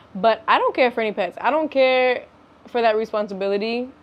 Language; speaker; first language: English; native; English